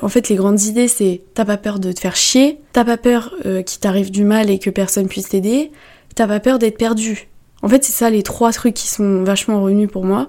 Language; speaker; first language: French; native; French